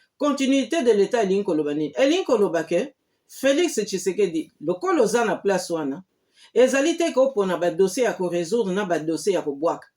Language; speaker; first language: Lingala; non-native, local second language; Kongo